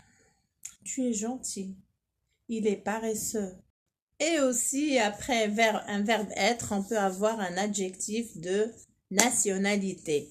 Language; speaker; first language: French; non-native, local second language; Arabic